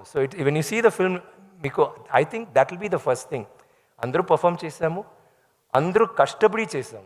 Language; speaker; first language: Telugu; non-native, learner; Tamil